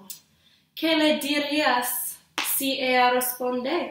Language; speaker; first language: Spanish; non-native, learner; English